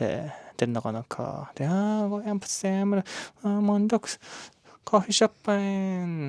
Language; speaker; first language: Mongolian; non-native, learner; Japanese